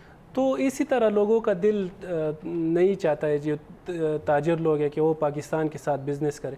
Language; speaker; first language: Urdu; non-native, fluent; Pashto